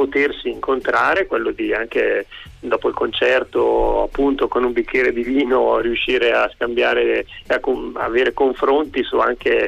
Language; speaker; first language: Italian; native; Italian